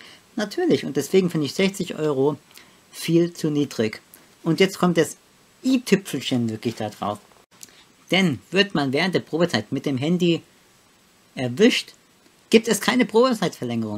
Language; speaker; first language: German; native; German